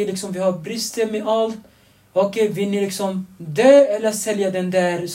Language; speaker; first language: Swedish; non-native, fluent; Arabic